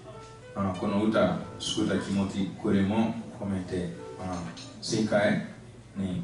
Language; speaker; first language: Japanese; non-native, fluent; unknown